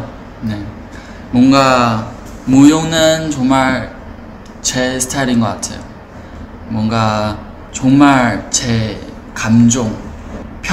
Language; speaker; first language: Korean; non-native, fluent; Chinese